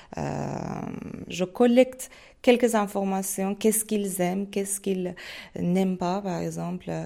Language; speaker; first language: French; non-native, fluent; Persian